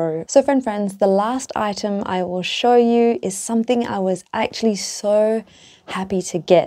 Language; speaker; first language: English; native; English